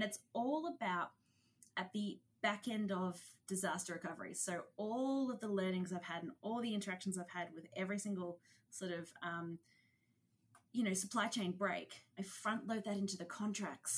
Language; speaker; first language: English; native; English